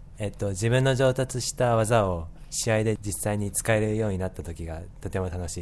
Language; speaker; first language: Japanese; native; Japanese